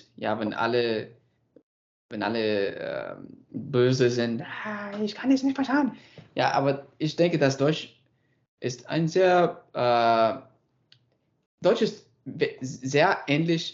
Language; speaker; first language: German; non-native, learner; English